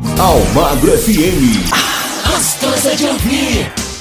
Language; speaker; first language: Portuguese; native; Portuguese